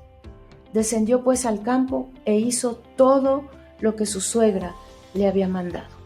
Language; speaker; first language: Spanish; native; Spanish